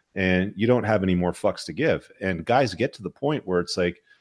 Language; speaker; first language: English; native; English